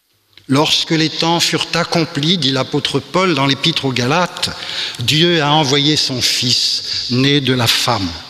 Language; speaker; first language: French; native; French